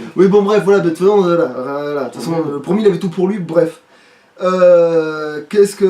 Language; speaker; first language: French; native; French